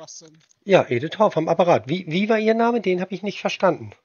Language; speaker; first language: German; native; German